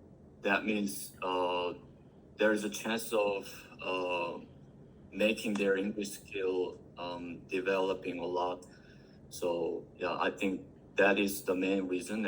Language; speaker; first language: English; non-native, learner; Korean